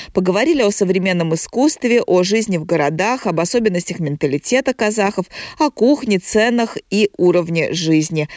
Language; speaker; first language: Russian; native; Russian